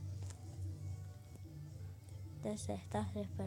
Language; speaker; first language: Spanish; native; Spanish